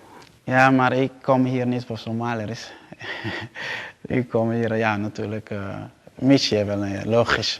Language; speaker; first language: Dutch; non-native, learner; Somali